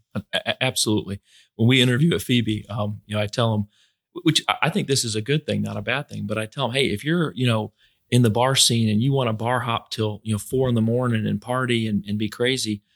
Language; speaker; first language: English; native; English